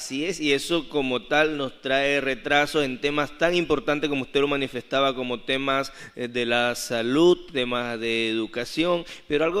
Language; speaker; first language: Spanish; native; Spanish